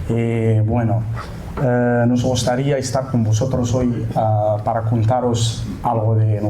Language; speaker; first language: Spanish; non-native, learner; Central Atlas Tamazight